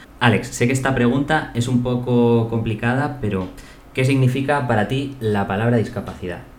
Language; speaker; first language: Spanish; native; Spanish